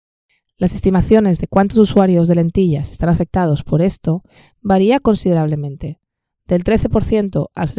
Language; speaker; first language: Spanish; native; Spanish